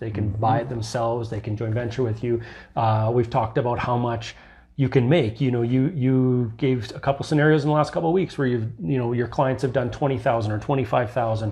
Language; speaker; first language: English; native; English